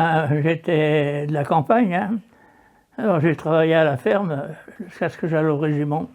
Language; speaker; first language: French; native; French